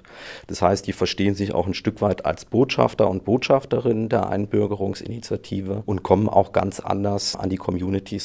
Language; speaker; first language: German; native; German